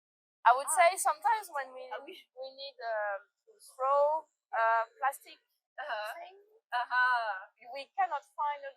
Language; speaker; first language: English; non-native, learner; French